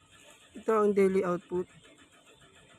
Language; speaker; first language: Filipino; non-native, local second language; Bikol